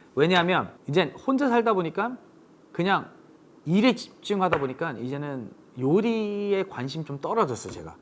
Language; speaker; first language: Korean; early bilingual, heritage; English